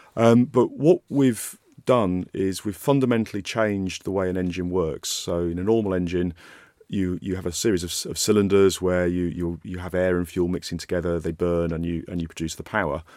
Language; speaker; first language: English; native; English